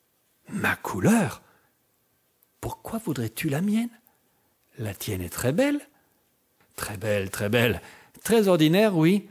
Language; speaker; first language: French; native; French